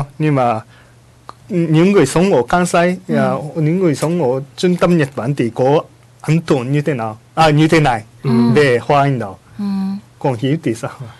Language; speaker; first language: Vietnamese; non-native, fluent; Japanese